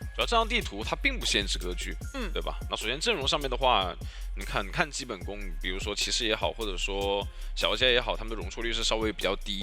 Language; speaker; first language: Chinese; native; Chinese